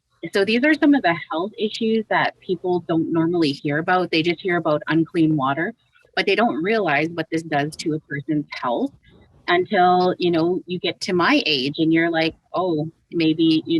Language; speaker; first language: English; native; English